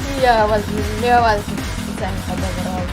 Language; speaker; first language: Russian; native; Russian